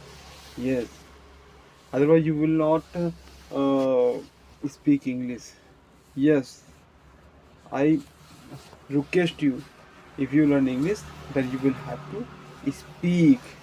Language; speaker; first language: English; non-native, learner; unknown